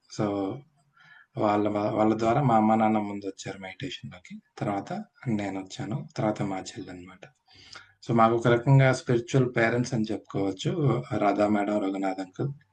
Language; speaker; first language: Telugu; native; Telugu